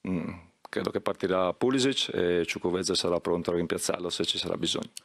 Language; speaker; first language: Italian; native; Italian